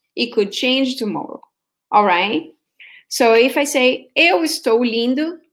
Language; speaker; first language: English; non-native, fluent; Portuguese